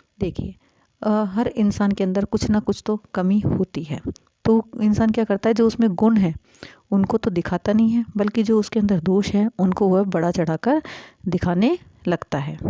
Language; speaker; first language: Hindi; native; Hindi